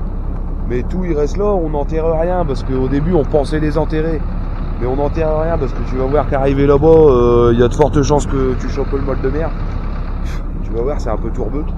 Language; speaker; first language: French; native; French